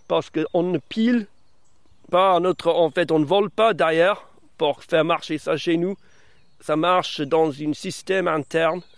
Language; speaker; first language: French; early bilingual, other home language; English